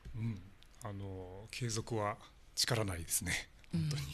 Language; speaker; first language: Japanese; native; Japanese